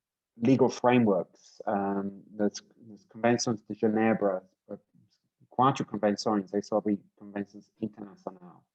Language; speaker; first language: Portuguese; non-native, learner; English